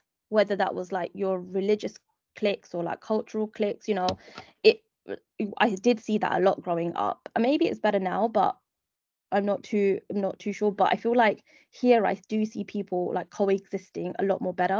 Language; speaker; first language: English; native; English